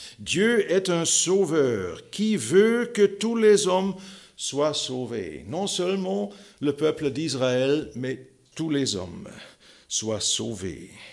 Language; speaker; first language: French; non-native, fluent; German